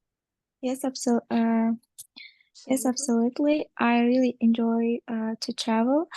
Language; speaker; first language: English; non-native, learner; Kazakh